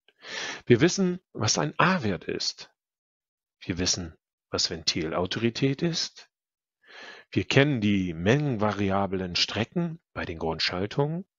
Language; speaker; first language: German; native; German